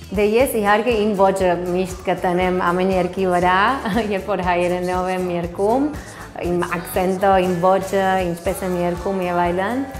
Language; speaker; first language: Armenian; early bilingual, heritage; Armenian